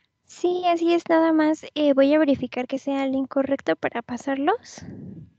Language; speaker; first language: Spanish; native; Spanish